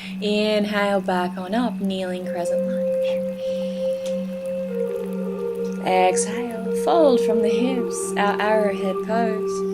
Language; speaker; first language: English; native; English